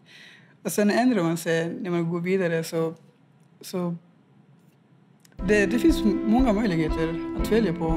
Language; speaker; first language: Swedish; non-native, fluent; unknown